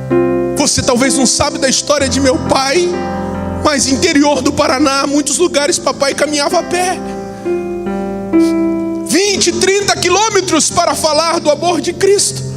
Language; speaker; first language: Portuguese; native; Portuguese